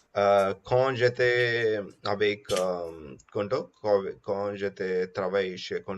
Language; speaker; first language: French; non-native, learner; Telugu